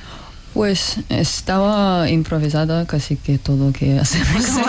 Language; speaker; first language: Spanish; non-native, fluent; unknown